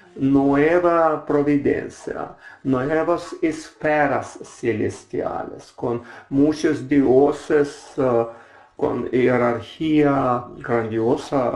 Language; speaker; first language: Spanish; non-native, learner; Russian